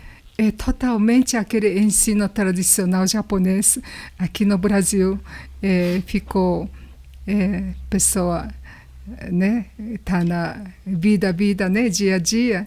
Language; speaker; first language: Portuguese; non-native, learner; Japanese